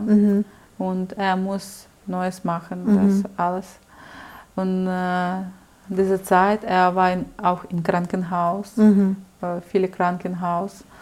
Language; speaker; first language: German; non-native, learner; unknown